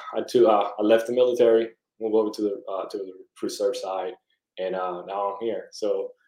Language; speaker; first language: English; early bilingual, other home language; Spanish